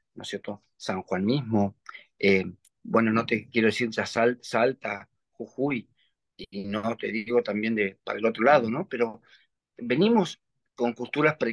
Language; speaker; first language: Spanish; native; Spanish